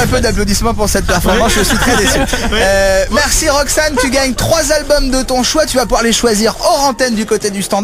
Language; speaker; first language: French; native; French